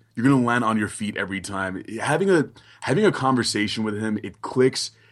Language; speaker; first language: English; early bilingual, other home language; Haitian Creole